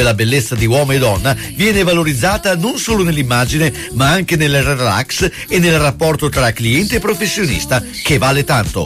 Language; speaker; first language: Italian; native; Italian